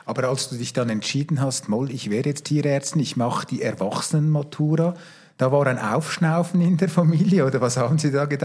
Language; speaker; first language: German; native; German